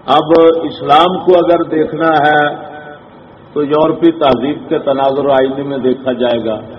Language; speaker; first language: Urdu; non-native, local second language; Punjabi